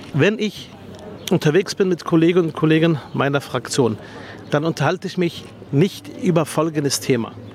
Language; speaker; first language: German; early bilingual, other home language; Arabic